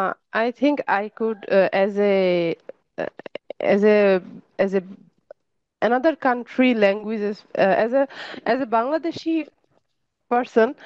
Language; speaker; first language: English; non-native, learner; Bangla